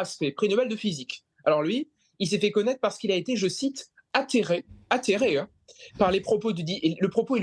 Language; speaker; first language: French; native; French